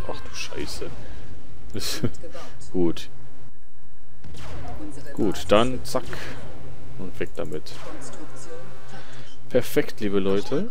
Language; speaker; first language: German; native; German